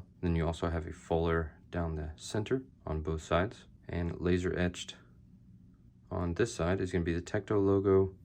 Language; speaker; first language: English; native; English